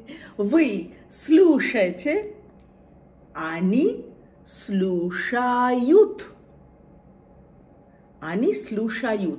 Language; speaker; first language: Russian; non-native, fluent; Bangla